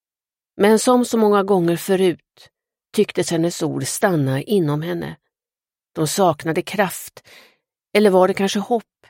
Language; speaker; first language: Swedish; native; Swedish